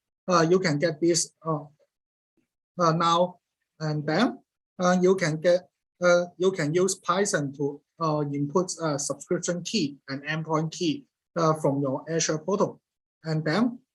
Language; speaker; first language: English; non-native, learner; Cantonese